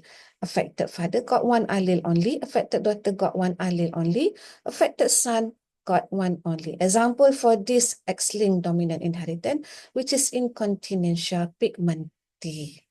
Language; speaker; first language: English; non-native, local second language; Malay